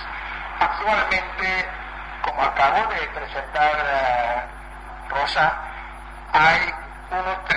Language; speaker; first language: Spanish; non-native, fluent; Chinese